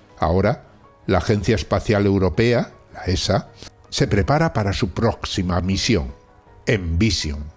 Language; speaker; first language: Spanish; native; Spanish